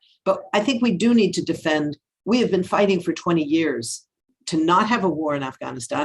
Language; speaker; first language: English; native; English